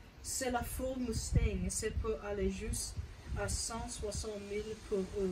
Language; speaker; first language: French; non-native, learner; English